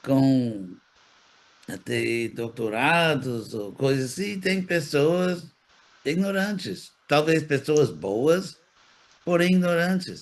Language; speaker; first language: Portuguese; non-native, fluent; English